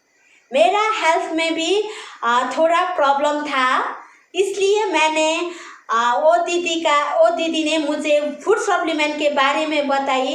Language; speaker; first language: Hindi; non-native, local second language; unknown